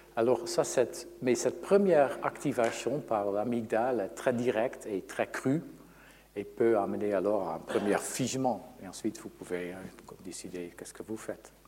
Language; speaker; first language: French; non-native, fluent; Dutch